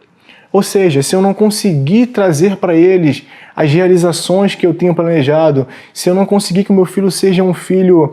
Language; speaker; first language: Portuguese; native; Portuguese